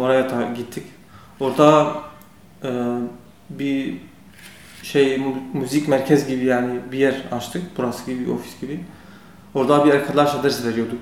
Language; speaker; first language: Turkish; non-native, learner; Kurdish